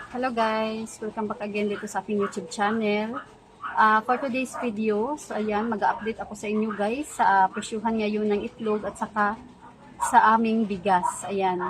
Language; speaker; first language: Filipino; non-native, local second language; Cebuano